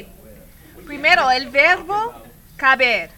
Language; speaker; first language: Spanish; non-native, fluent; English